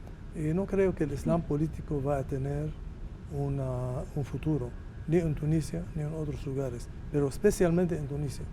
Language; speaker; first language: Spanish; non-native, fluent; Arabic